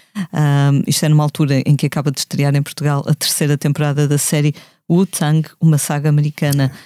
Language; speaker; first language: Portuguese; native; Portuguese